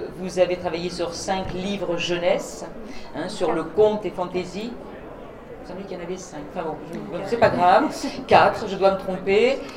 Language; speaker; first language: French; native; French